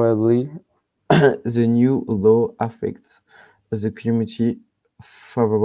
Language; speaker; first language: English; non-native, learner; French